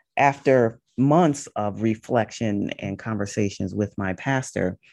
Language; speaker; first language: English; native; English